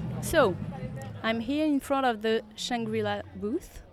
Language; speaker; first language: English; non-native, learner; French